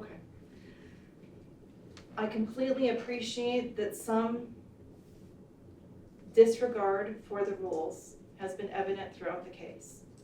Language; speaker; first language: English; native; English